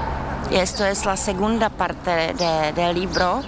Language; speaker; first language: Spanish; non-native, fluent; Czech